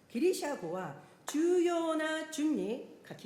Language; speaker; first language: Japanese; non-native, fluent; Korean